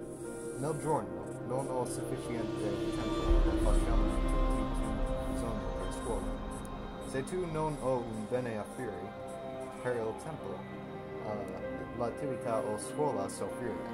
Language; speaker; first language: Italian; non-native, learner; English